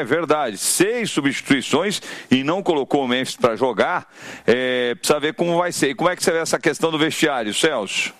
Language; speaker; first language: Portuguese; native; Portuguese